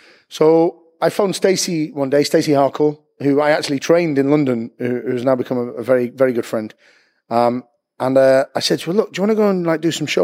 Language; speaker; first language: English; native; English